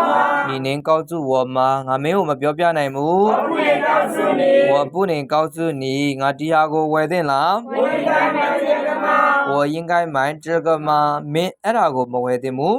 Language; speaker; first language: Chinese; non-native, fluent; Burmese